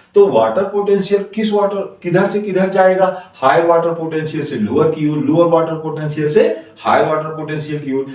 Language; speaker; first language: Hindi; native; Hindi